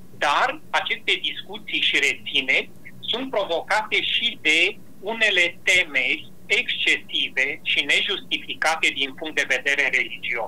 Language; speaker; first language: Romanian; native; Romanian